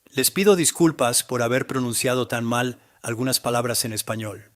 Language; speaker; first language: Spanish; non-native, learner; English